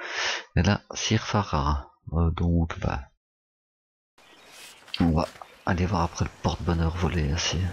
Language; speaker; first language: French; native; French